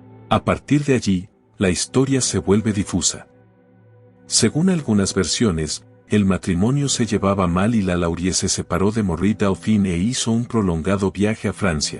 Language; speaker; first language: Spanish; native; Spanish